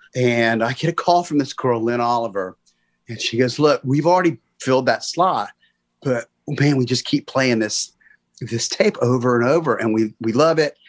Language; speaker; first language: English; native; English